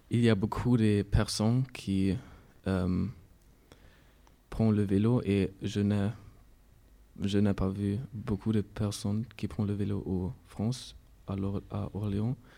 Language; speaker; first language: French; non-native, learner; German